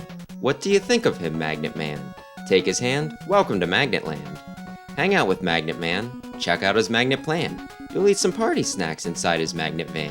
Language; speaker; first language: English; native; English